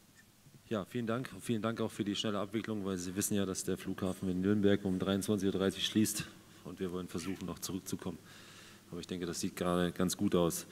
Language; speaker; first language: German; native; German